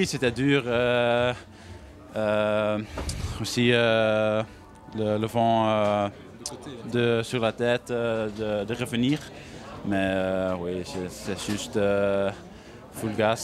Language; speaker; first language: French; non-native, local second language; Dutch